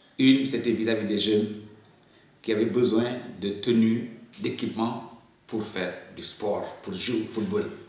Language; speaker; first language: French; non-native, local second language; Wolof